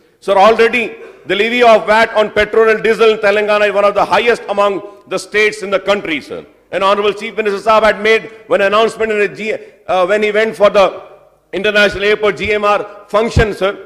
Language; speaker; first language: English; non-native, local second language; Urdu